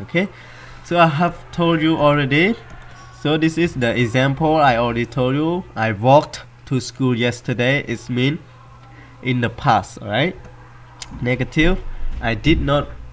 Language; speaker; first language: English; non-native, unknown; Khmer